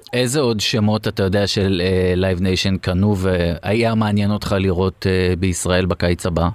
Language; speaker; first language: Hebrew; native; Hebrew